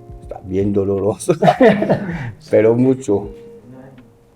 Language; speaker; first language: Spanish; non-native, learner; French